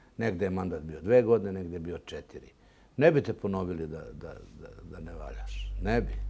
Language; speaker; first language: Serbian; native; Serbian